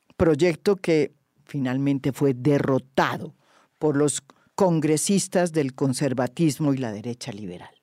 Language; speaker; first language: Spanish; native; Spanish